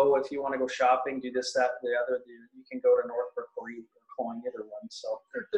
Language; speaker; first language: English; native; English